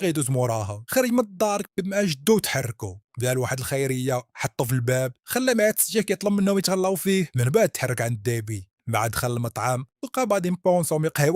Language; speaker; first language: Arabic; native; Arabic